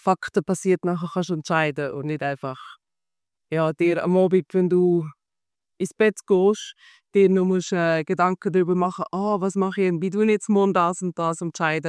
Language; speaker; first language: German; native; German